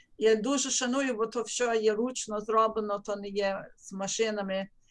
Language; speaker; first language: Ukrainian; early bilingual, heritage; Ukrainian